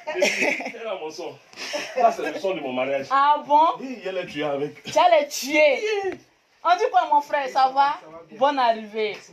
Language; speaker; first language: French; native; French